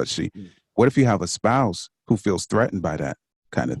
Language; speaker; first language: English; native; English